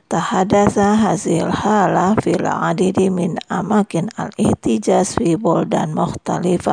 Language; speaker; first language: Arabic; non-native, fluent; Indonesian